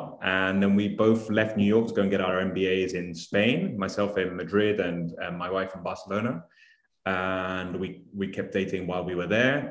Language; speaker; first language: English; native; English